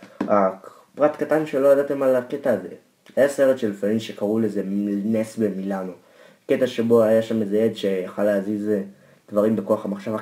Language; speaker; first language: Hebrew; native; Hebrew